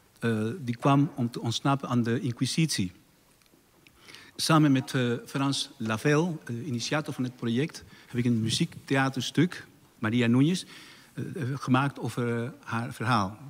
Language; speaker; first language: Dutch; non-native, fluent; Spanish